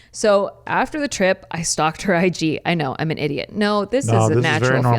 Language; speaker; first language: English; native; English